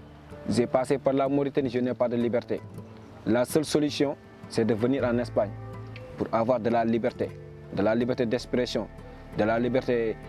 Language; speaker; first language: French; non-native, local second language; Wolof